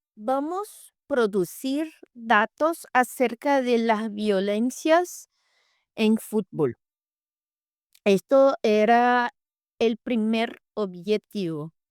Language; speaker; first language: Spanish; non-native, fluent; Portuguese